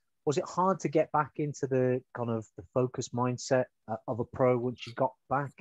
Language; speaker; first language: English; native; English